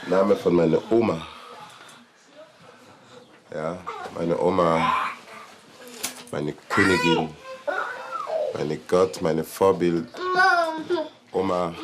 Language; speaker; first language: German; non-native, learner; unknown